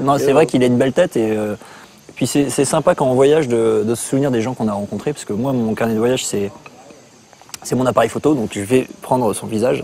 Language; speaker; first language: French; native; French